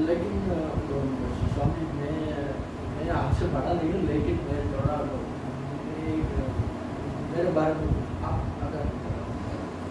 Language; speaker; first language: Hindi; non-native, local second language; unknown